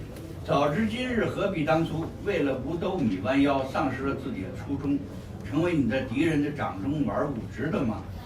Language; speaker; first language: Chinese; native; Chinese